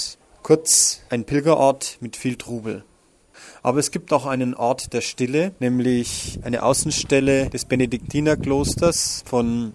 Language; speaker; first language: German; native; German